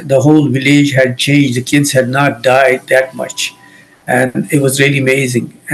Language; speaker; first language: English; non-native, local second language; Kashmiri